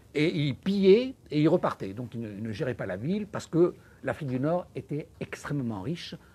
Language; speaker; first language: French; non-native, local second language; Arabic